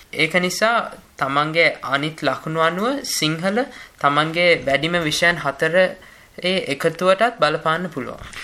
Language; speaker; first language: Sinhala; early bilingual, heritage; Sinhala